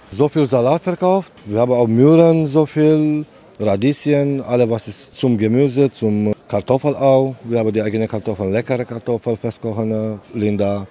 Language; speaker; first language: German; non-native, learner; Romanian